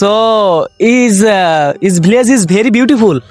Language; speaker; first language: English; non-native, learner; Bangla